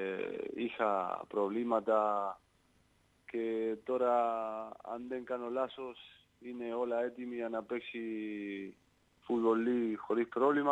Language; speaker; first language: Greek; non-native, learner; Spanish